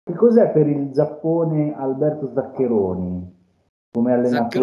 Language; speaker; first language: Italian; native; Italian